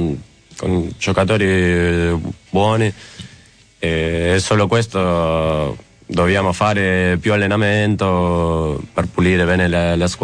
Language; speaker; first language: Italian; non-native, fluent; Spanish